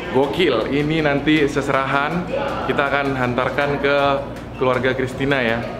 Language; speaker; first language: Indonesian; native; Indonesian